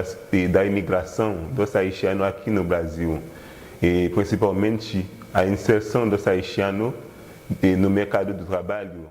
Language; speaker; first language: Portuguese; non-native, learner; Haitian Creole